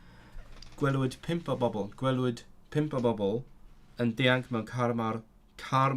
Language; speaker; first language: Welsh; non-native, learner; Cantonese